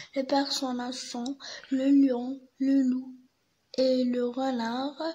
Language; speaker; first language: French; non-native, learner; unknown